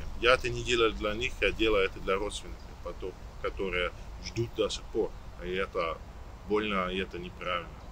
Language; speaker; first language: Russian; non-native, fluent; Dutch